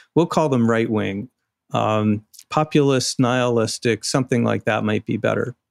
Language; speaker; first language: English; native; English